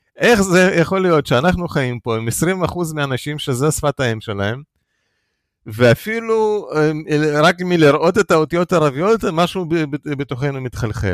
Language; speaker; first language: Hebrew; non-native, fluent; Russian